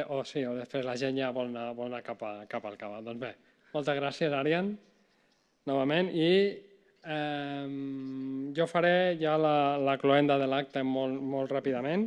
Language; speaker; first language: Catalan; native; Catalan